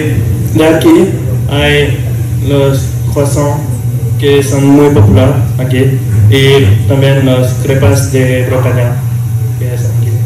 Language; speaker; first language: Spanish; non-native, learner; French